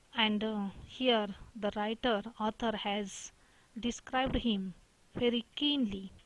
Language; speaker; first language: English; non-native, local second language; Marathi